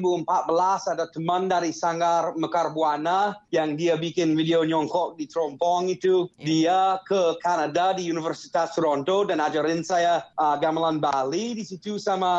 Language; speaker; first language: Indonesian; non-native, fluent; English